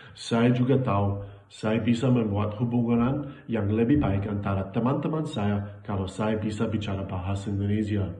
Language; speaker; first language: Indonesian; non-native, fluent; English